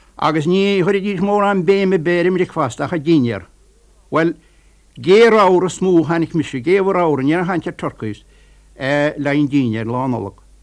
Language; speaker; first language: Irish; native; Irish